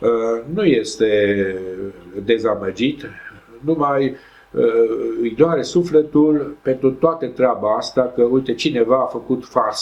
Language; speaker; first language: Romanian; non-native, local second language; Hungarian